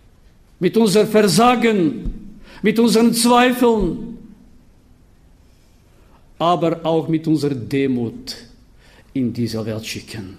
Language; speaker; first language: German; non-native, fluent; Bulgarian